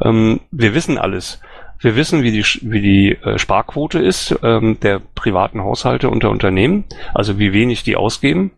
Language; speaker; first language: German; native; German